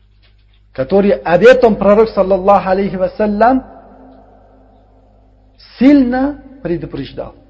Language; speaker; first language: Russian; non-native, learner; Uzbek